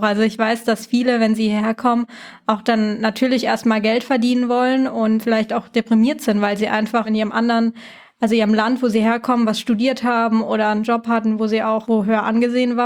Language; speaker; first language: German; native; German